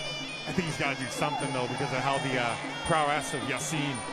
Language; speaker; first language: English; native; English